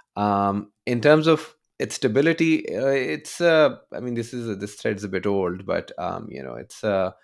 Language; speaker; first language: English; non-native, local second language; Urdu